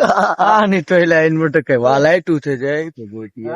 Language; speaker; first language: Hindi; non-native, local second language; Gujarati